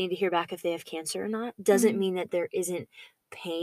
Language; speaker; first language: English; native; English